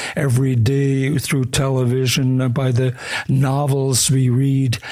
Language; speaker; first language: English; early bilingual, other home language; German